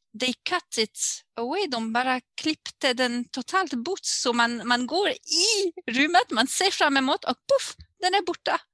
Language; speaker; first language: Swedish; non-native, fluent; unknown